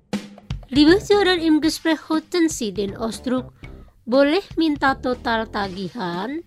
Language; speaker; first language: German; non-native, fluent; Indonesian